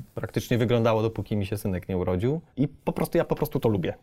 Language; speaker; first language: Polish; native; Polish